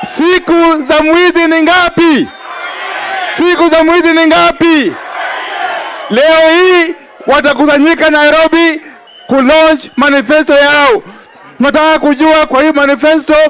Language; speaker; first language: Swahili; non-native, local second language; Luo (Kenya and Tanzania)